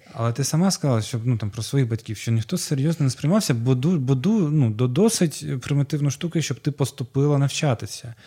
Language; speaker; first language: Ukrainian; non-native, local second language; Russian